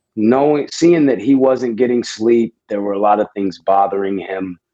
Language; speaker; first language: English; native; English